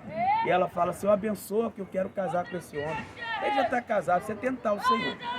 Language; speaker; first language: Portuguese; native; Portuguese